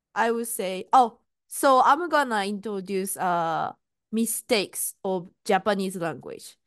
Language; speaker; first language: English; non-native, fluent; Japanese